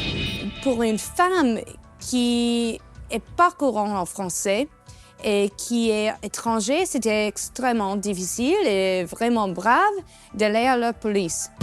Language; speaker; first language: French; non-native, learner; English